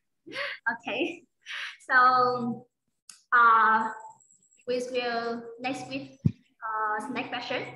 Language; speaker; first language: English; non-native, fluent; Vietnamese